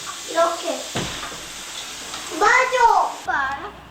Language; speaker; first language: Korean; early bilingual, heritage; Korean